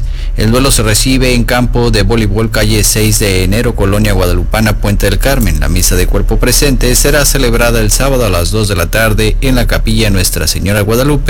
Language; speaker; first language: Spanish; native; Spanish